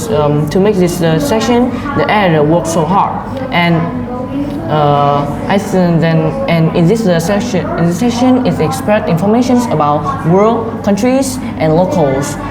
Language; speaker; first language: English; non-native, learner; Vietnamese